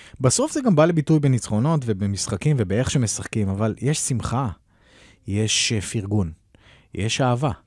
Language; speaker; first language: Hebrew; native; Hebrew